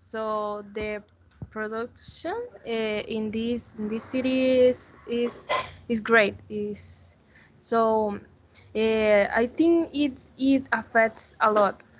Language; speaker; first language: English; non-native, learner; Spanish